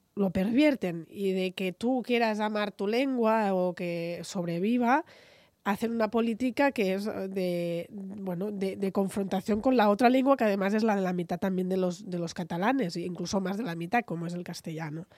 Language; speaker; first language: Spanish; non-native, local second language; Catalan